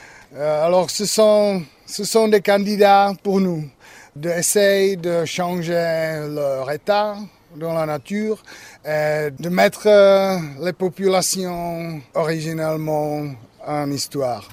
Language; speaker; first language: French; non-native, learner; Czech